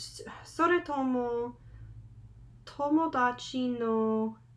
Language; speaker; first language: Japanese; non-native, learner; English